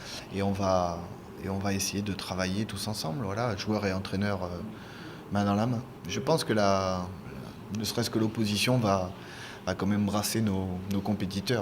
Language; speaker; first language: French; native; French